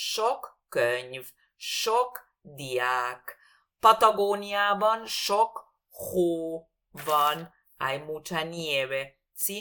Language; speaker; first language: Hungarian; non-native, fluent; Spanish